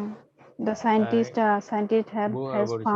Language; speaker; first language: English; non-native, learner; Bangla